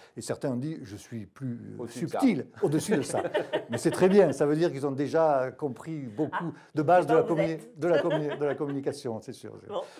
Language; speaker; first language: French; native; French